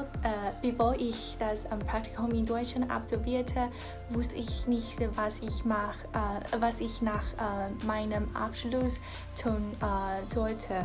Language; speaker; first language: German; non-native, learner; Chinese